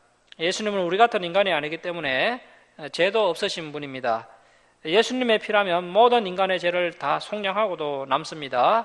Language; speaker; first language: Korean; native; Korean